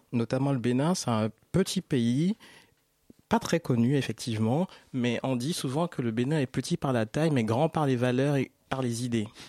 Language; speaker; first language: French; non-native, local second language; Fon